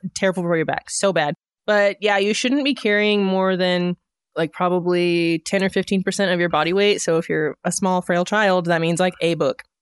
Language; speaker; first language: English; native; English